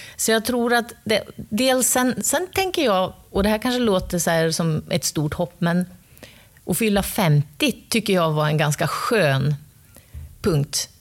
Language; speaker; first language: Swedish; native; Swedish